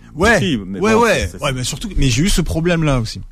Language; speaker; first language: French; native; French